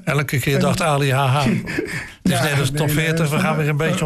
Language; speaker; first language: Dutch; native; Dutch